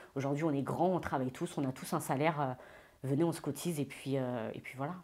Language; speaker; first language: French; native; French